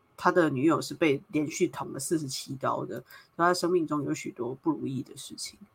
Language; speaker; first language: Chinese; native; Chinese